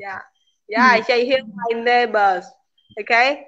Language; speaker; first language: English; non-native, learner; Khmer